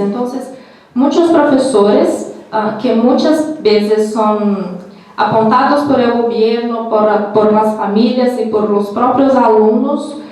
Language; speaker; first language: Spanish; non-native, learner; Portuguese